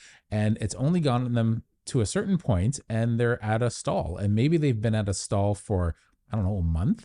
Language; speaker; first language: English; native; English